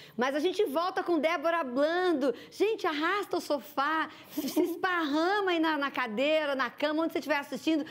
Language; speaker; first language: Portuguese; native; Portuguese